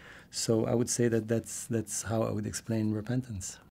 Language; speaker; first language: English; non-native, fluent; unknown